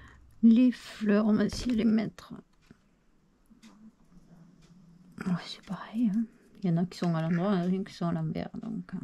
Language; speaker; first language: French; native; French